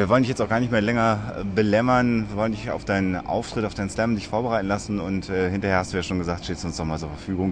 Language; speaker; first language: German; native; German